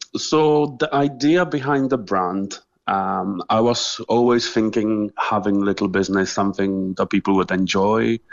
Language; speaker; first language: English; non-native, fluent; Czech